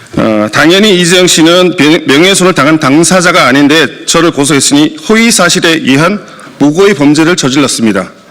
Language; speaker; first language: Korean; native; Korean